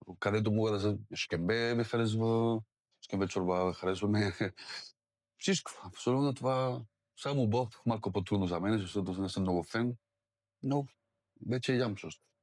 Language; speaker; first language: Bulgarian; non-native, learner; Spanish